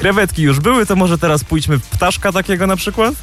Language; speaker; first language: Polish; native; Polish